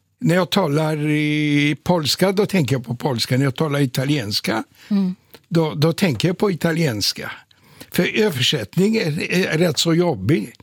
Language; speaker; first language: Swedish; non-native, fluent; Polish